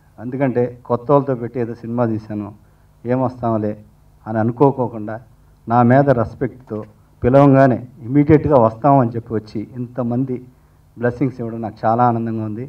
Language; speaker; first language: Telugu; native; Telugu